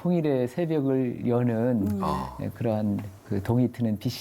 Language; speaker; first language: Korean; native; Korean